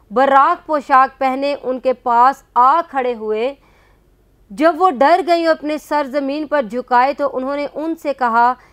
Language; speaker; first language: Urdu; non-native, local second language; Punjabi